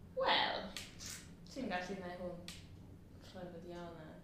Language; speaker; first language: Welsh; non-native, learner; Spanish